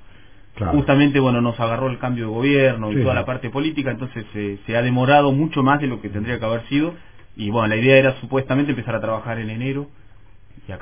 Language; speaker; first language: Spanish; native; Spanish